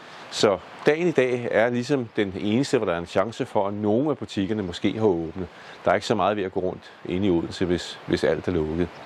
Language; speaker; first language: Danish; native; Danish